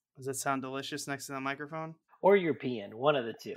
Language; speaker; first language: English; native; English